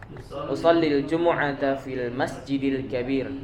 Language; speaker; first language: Arabic; non-native, fluent; Indonesian